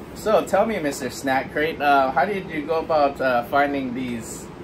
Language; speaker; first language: English; native; English